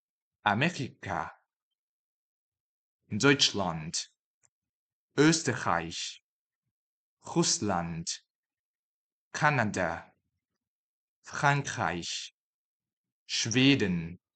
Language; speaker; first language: German; non-native, fluent; Chinese